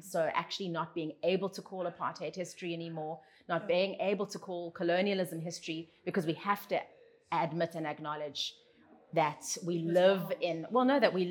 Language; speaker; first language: English; native; English